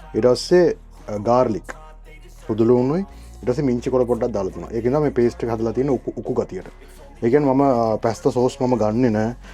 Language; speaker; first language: Sinhala; native; Sinhala